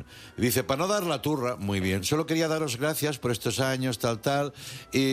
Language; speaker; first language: Spanish; native; Spanish